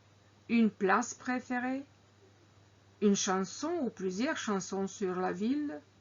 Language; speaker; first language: French; non-native, fluent; Croatian